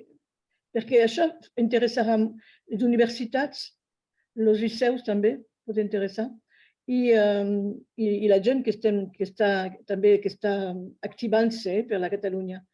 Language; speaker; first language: Catalan; non-native, fluent; French